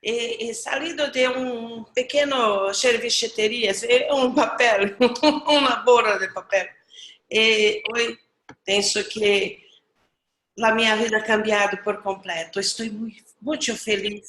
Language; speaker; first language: Portuguese; non-native, learner; Spanish